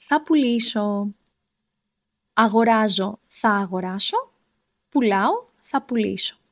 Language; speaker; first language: Greek; non-native, fluent; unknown